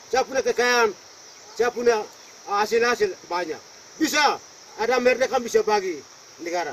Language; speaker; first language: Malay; non-native, local second language; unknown